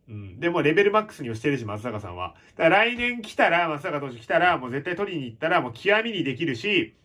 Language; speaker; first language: Japanese; native; Japanese